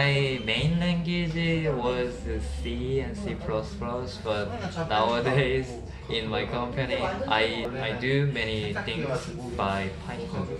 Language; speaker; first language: English; non-native, learner; Korean